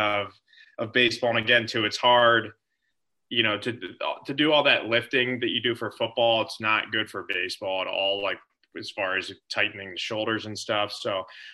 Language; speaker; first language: English; native; English